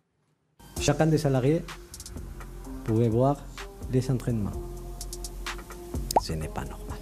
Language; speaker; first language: French; native; French